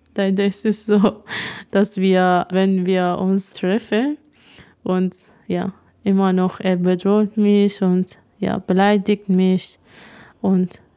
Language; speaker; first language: German; non-native, fluent; Persian